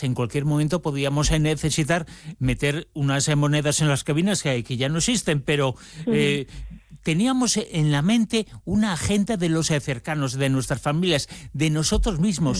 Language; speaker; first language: Spanish; native; Spanish